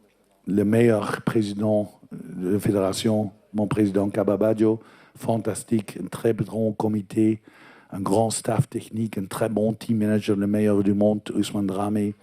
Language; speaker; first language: French; non-native, fluent; Dutch